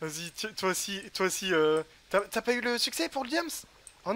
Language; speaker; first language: French; native; French